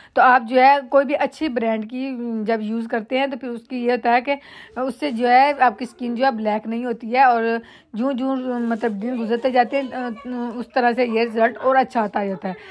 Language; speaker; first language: Urdu; non-native, local second language; Punjabi